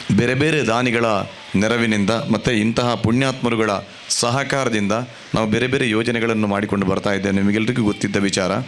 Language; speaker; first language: Kannada; non-native, local second language; Tulu